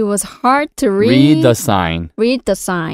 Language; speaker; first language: English; non-native, learner; Korean